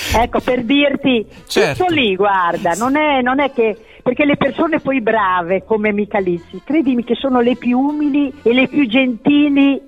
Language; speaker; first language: Italian; native; Italian